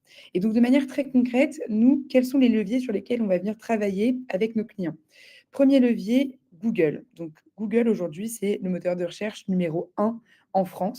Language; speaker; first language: French; native; French